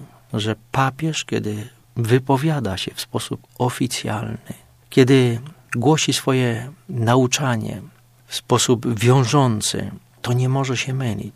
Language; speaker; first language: Polish; native; Polish